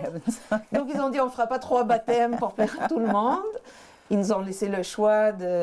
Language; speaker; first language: French; native; French